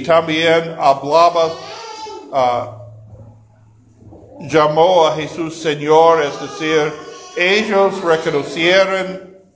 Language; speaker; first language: Spanish; non-native, learner; English